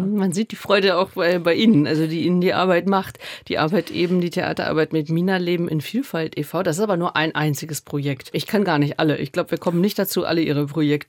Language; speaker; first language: German; native; German